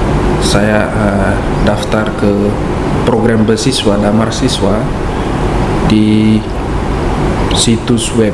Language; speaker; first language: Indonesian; non-native, learner; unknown